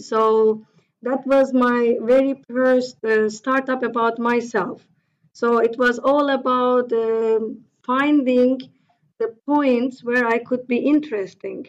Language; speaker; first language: English; non-native, fluent; Turkish